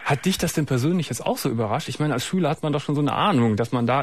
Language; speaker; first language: German; native; German